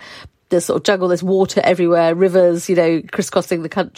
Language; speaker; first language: English; native; English